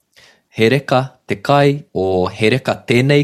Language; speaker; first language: Māori; non-native, fluent; English